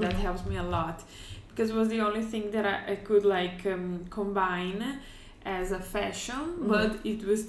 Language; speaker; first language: English; non-native, fluent; Portuguese